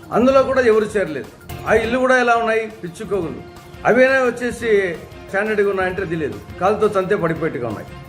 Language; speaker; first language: Telugu; native; Telugu